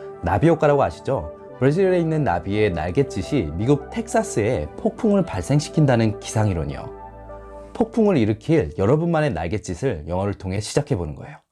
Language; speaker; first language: Korean; native; Korean